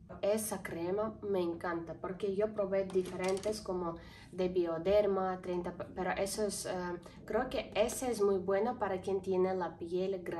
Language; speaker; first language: Spanish; non-native, learner; Ukrainian